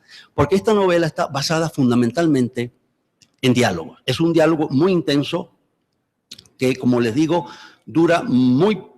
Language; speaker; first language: Spanish; native; Spanish